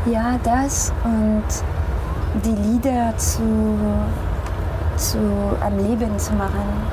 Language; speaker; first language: German; non-native, fluent; French